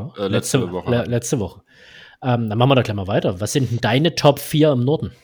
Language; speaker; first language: German; native; German